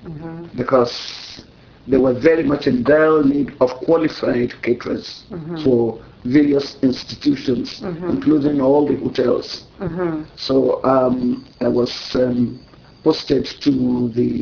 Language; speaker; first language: English; non-native, local second language; Yoruba